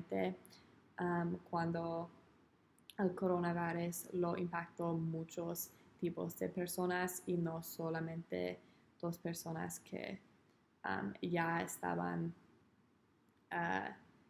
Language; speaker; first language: Spanish; non-native, learner; English